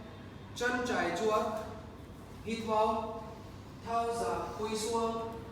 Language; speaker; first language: Vietnamese; non-native, learner; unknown